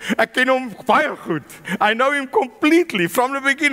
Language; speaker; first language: English; non-native, local second language; Afrikaans